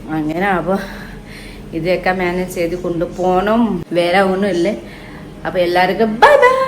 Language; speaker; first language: Malayalam; non-native, learner; Nepali